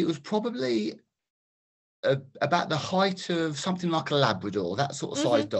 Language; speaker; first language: English; native; English